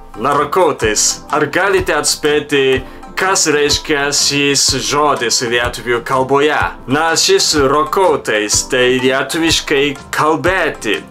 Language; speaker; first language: Lithuanian; non-native, fluent; Japanese